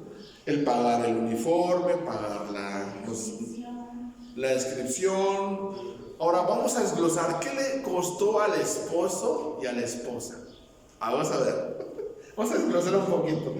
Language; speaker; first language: Spanish; native; Spanish